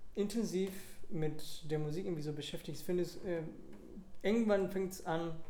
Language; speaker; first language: German; non-native, fluent; Spanish